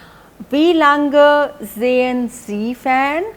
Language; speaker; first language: German; non-native, fluent; Hindi